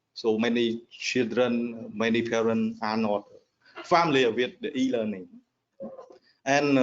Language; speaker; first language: English; non-native, learner; Khmer